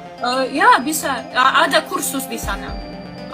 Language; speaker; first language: Indonesian; non-native, learner; Russian